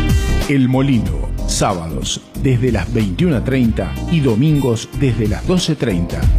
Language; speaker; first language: Spanish; native; Spanish